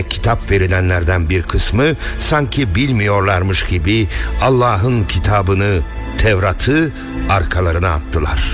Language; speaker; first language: Turkish; native; Turkish